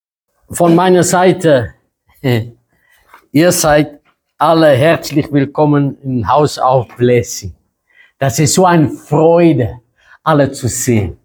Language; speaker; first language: German; non-native, fluent; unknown